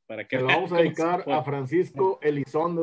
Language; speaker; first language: Spanish; native; Spanish